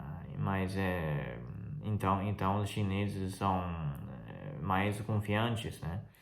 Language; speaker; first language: Portuguese; non-native, fluent; Chinese